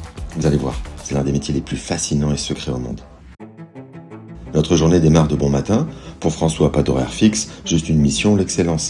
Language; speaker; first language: French; native; French